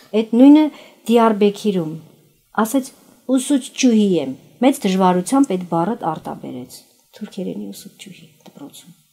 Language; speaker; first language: Armenian; native; Armenian